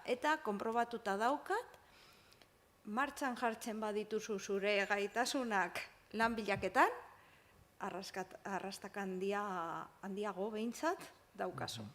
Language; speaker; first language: Basque; non-native, local second language; Spanish